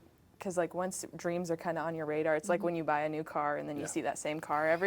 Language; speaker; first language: English; native; English